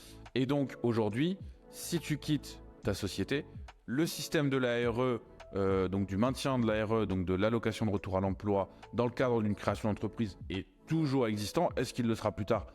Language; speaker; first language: French; native; French